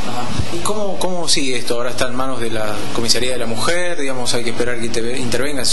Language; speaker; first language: Spanish; native; Spanish